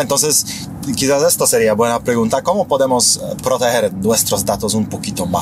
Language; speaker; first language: Spanish; non-native, fluent; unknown